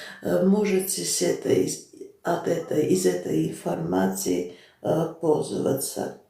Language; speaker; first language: Russian; non-native, fluent; Armenian